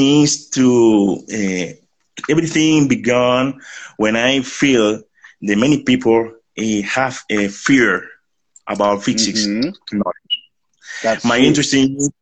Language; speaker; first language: English; non-native, learner; Spanish